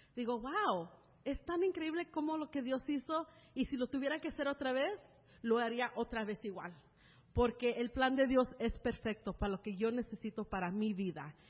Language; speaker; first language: Spanish; early bilingual, heritage; Spanish